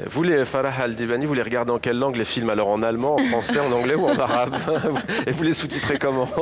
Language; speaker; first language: French; native; French